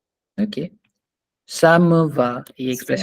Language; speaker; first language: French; non-native, fluent; Hindi